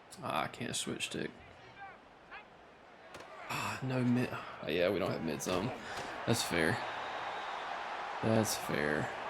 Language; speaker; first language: English; native; English